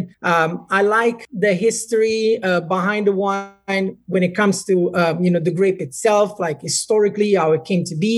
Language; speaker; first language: English; non-native, fluent; Italian